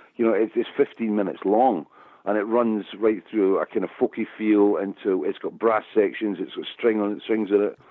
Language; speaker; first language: English; native; English